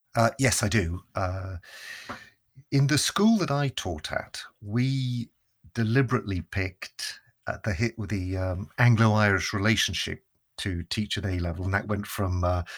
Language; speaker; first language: English; native; English